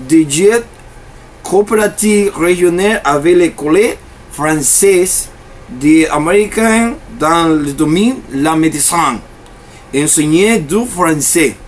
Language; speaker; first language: French; non-native, learner; Spanish